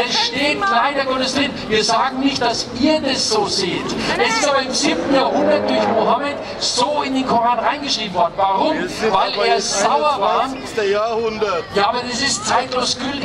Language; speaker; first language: German; native; German